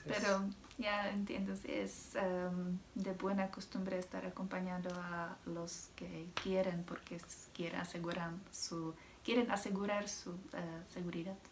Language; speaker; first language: Spanish; non-native, fluent; Czech